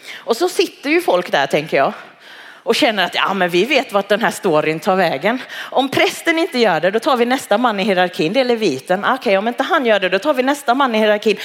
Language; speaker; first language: Swedish; early bilingual, other home language; Cantonese